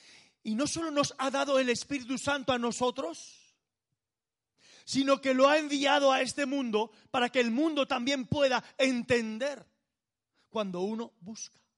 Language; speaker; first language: Spanish; native; Spanish